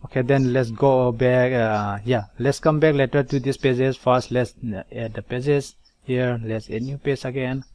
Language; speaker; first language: English; non-native, local second language; Manipuri